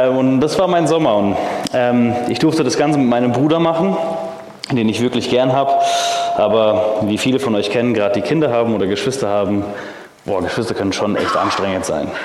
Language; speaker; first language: German; early bilingual, heritage; German